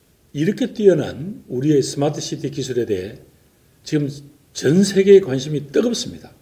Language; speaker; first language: Korean; native; Korean